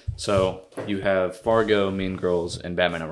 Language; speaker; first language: English; native; English